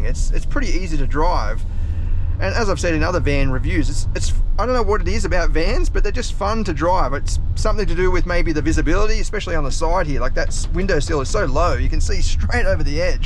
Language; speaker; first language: English; native; English